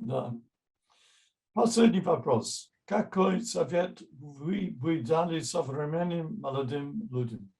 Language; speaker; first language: Russian; non-native, fluent; English